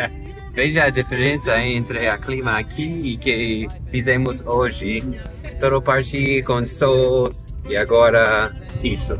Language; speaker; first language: Portuguese; non-native, fluent; English